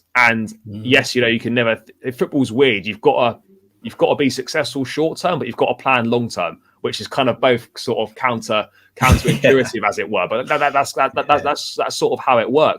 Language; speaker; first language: English; native; English